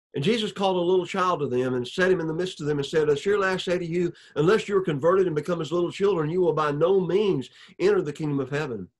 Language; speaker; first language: English; native; English